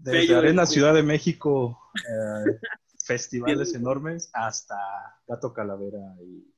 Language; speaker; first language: Spanish; native; Spanish